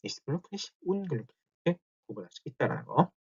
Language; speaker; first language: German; non-native, fluent; Korean